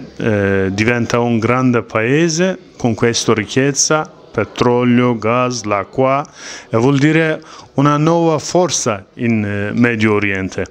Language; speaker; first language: Italian; non-native, learner; Kurdish